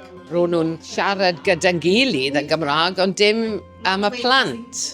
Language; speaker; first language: Welsh; non-native, local second language; English